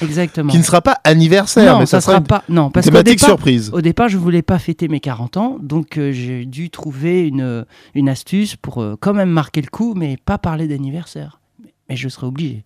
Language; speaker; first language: French; native; French